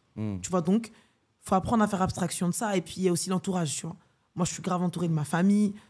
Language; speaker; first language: French; native; French